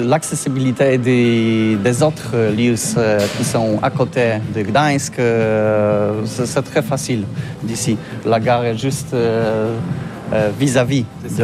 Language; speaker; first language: French; non-native, learner; Polish